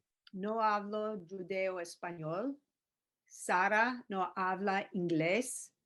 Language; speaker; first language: Spanish; non-native, learner; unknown